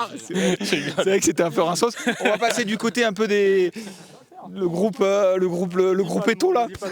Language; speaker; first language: French; native; French